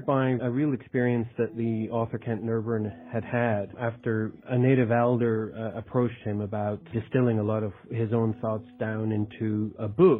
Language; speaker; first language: English; native; English